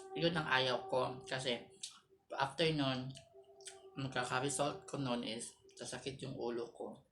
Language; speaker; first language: Filipino; non-native, local second language; Cebuano